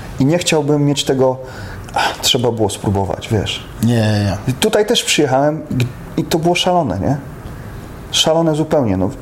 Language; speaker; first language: Polish; native; Polish